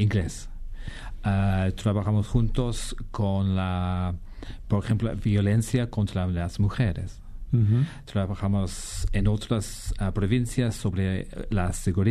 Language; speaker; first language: Spanish; non-native, fluent; English